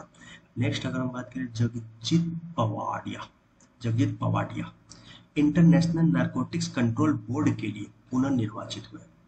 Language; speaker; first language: Hindi; native; Hindi